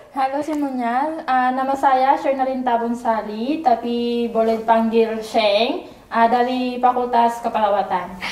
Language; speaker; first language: Indonesian; non-native, learner; Filipino